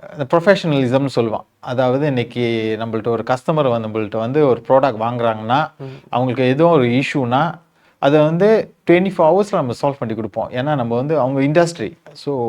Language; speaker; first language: Tamil; early bilingual, heritage; Tamil